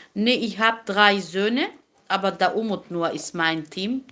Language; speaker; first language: German; non-native, learner; Kurdish